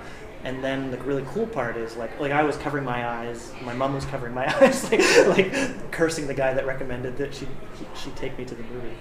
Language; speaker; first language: English; native; English